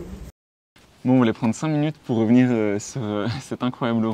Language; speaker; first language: French; native; French